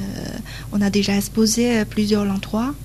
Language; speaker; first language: French; non-native, learner; Chinese